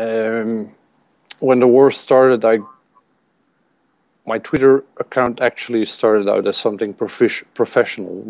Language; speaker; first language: English; non-native, fluent; Dutch